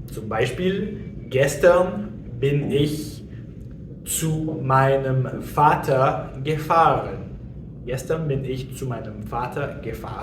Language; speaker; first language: German; non-native, fluent; French